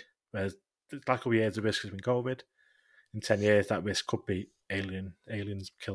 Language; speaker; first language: English; native; English